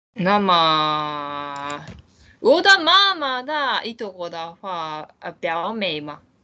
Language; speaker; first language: Chinese; non-native, learner; Japanese